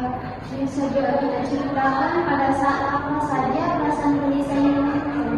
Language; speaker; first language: Indonesian; native; Indonesian